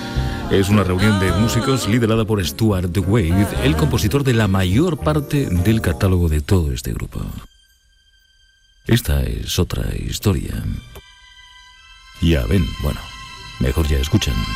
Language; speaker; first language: Spanish; native; Spanish